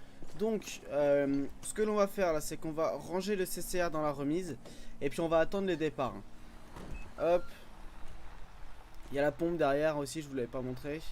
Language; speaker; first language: French; native; French